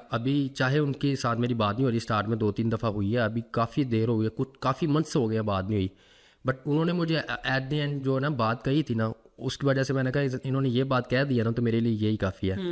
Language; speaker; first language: Urdu; non-native, local second language; Punjabi